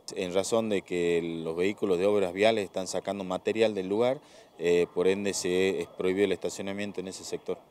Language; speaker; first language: Spanish; native; Spanish